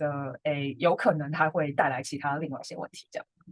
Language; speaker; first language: Chinese; native; Chinese